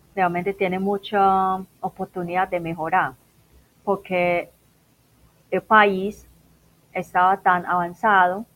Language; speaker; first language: Spanish; non-native, fluent; Cantonese